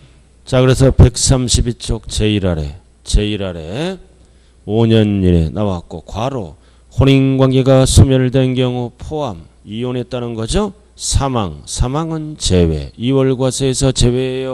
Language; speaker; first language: Korean; native; Korean